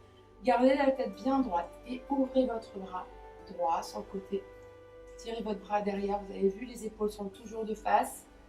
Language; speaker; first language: French; native; French